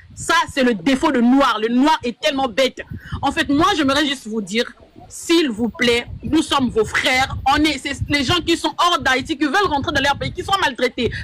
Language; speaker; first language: French; non-native, local second language; Lingala